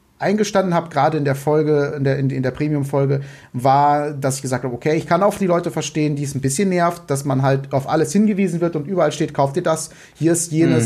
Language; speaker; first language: German; native; German